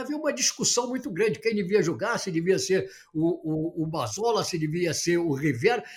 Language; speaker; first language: Portuguese; native; Portuguese